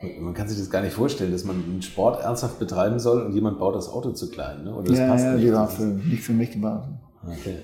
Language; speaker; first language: German; native; German